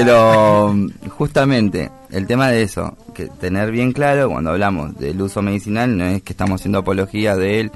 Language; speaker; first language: Spanish; native; Spanish